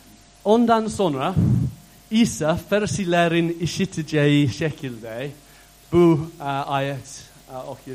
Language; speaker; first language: Turkish; non-native, fluent; English